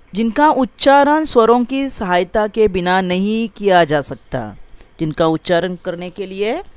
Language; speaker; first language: Hindi; non-native, local second language; Marathi